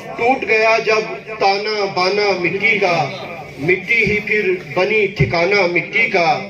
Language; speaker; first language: Urdu; non-native, local second language; Pahari-Potwari